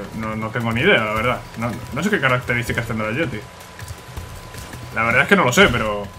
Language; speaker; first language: Spanish; native; Spanish